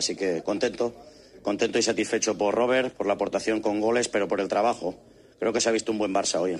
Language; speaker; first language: Spanish; native; Spanish